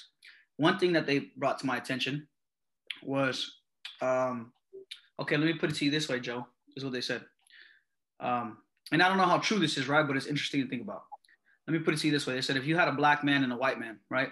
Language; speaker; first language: English; native; English